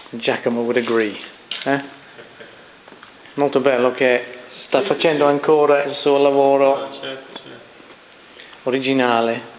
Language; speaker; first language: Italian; non-native, learner; English